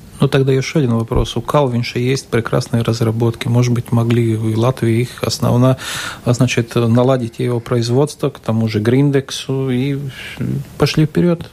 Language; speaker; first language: Russian; non-native, local second language; Latvian